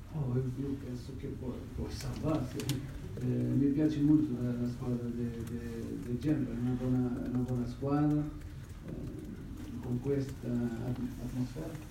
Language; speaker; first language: Italian; non-native, fluent; Portuguese